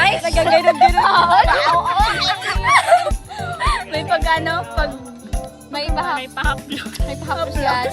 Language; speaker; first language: Filipino; native; Filipino